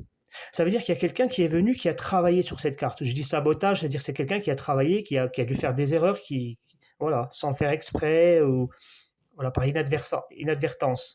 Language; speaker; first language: French; native; French